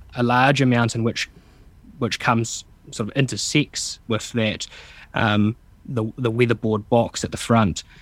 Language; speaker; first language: English; native; English